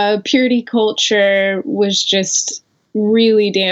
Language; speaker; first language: English; native; English